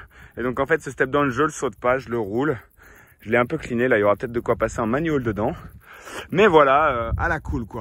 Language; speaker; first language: French; native; French